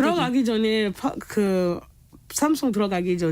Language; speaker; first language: Korean; non-native, fluent; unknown